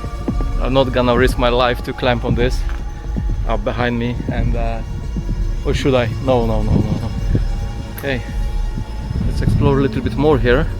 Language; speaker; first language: English; non-native, fluent; Polish